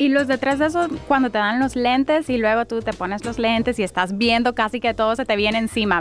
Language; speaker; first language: Spanish; native; Spanish